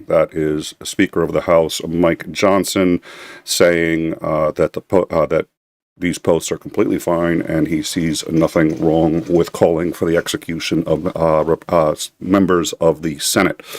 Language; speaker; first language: English; native; English